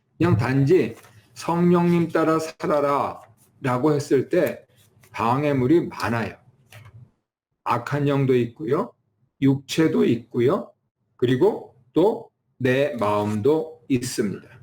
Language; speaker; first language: Korean; native; Korean